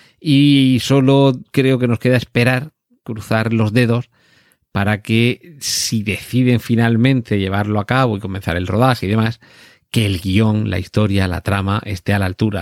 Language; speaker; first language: Spanish; native; Spanish